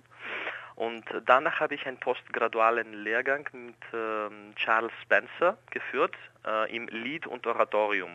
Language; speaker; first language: German; non-native, fluent; Greek